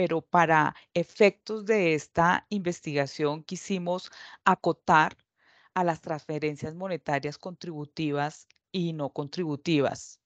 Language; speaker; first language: Spanish; native; Spanish